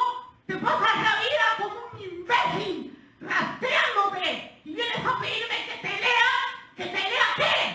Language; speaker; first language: Spanish; native; Spanish